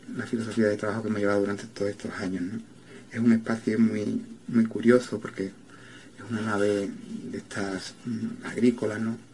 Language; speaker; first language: Spanish; native; Spanish